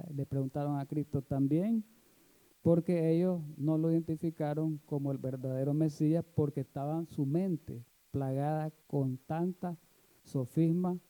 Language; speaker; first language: Spanish; native; Spanish